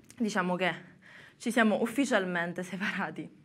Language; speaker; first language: Italian; native; Italian